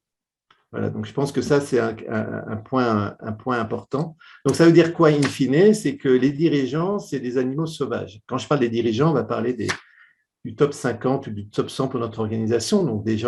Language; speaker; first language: French; native; French